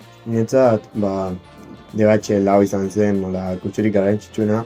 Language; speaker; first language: Basque; non-native, local second language; Spanish